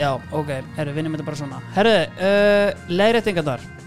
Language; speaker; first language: Icelandic; native; Icelandic